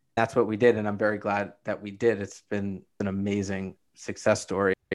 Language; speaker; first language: English; native; English